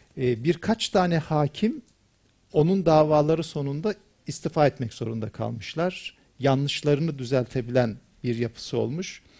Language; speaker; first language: Turkish; native; Turkish